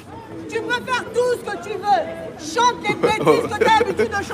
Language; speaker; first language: French; non-native, local second language; Lingala